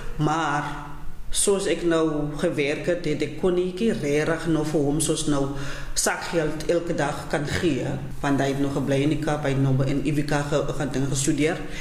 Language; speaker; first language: Afrikaans; non-native, local second language; Southern Sotho